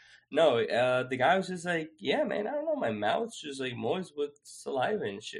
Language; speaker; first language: English; non-native, fluent; Spanish